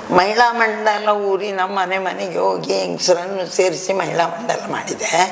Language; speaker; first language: Kannada; non-native, local second language; Tulu